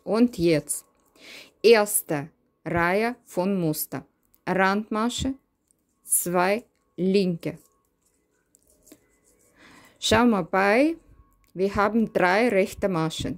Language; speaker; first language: German; non-native, learner; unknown